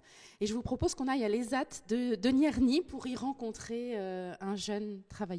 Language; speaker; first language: French; native; French